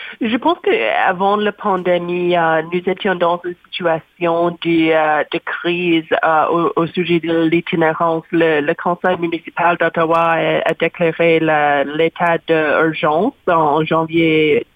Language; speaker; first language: French; non-native, learner; English